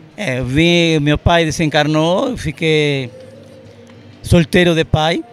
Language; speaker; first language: Portuguese; non-native, fluent; Arabic